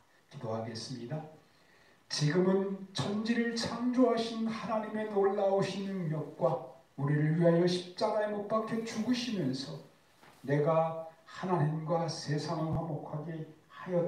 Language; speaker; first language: Korean; native; Korean